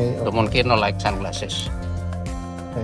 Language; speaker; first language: English; non-native, learner; Indonesian